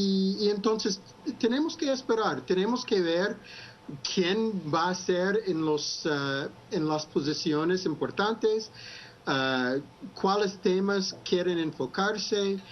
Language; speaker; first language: Spanish; non-native, fluent; English